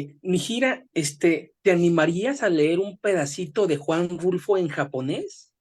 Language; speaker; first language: Spanish; native; Spanish